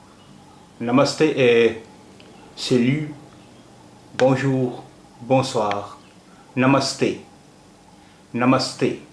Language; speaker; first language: French; non-native, fluent; Hindi